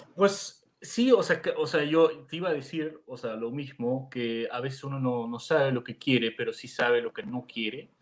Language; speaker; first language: Spanish; non-native, fluent; Dutch